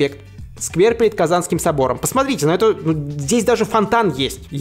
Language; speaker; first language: Russian; native; Russian